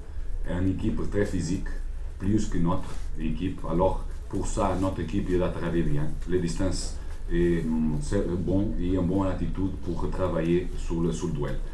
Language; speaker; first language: French; non-native, learner; Portuguese